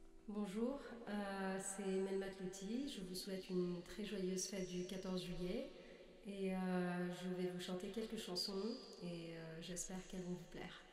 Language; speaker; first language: French; non-native, local second language; Arabic